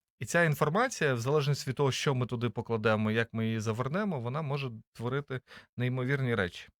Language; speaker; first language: Ukrainian; native; Ukrainian